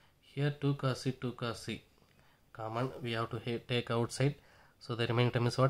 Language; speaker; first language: English; non-native, local second language; Tamil